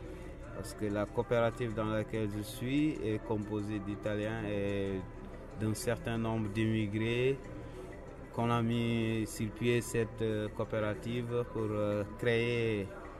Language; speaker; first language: French; non-native, local second language; Wolof